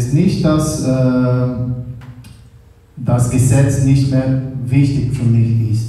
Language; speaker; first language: German; non-native, learner; Portuguese